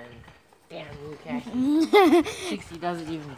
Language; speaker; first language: English; native; English